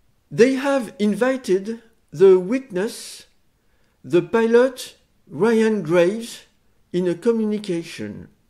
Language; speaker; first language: English; non-native, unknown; French